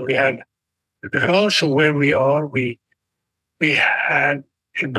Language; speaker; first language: English; non-native, fluent; Arabic